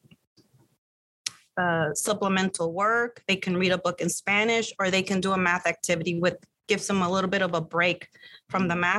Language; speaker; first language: English; early bilingual, other home language; Spanish